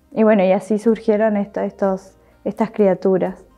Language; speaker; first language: Spanish; native; Spanish